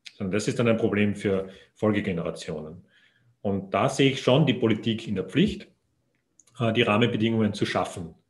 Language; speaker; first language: German; native; German